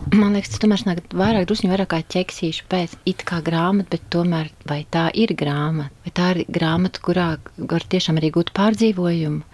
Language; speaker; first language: Latvian; native; Latvian